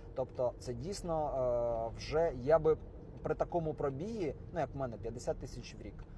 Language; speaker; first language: Ukrainian; native; Ukrainian